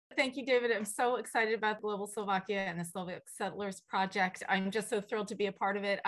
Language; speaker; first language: English; native; English